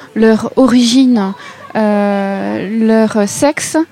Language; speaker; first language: French; native; French